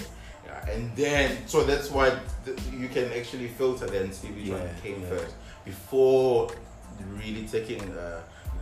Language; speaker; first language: English; non-native, local second language; Zulu